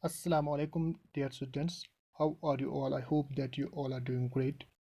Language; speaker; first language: English; non-native, local second language; Kashmiri